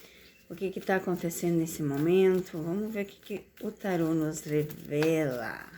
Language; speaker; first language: Portuguese; native; Portuguese